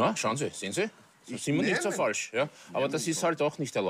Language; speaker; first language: German; native; German